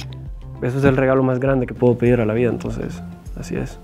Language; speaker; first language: Spanish; non-native, fluent; Italian